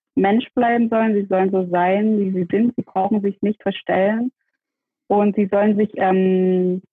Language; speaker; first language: German; native; German